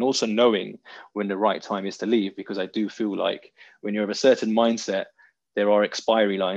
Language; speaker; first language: English; native; English